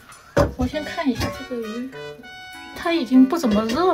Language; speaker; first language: Chinese; native; Chinese